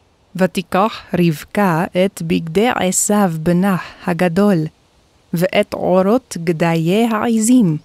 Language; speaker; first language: Hebrew; non-native, fluent; Korean